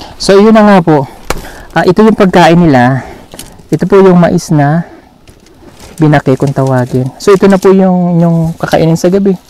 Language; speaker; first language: Filipino; non-native, local second language; Cebuano